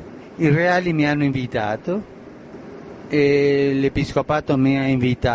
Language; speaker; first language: Italian; non-native, fluent; Spanish